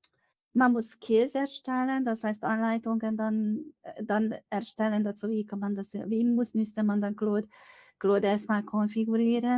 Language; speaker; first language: German; non-native, fluent; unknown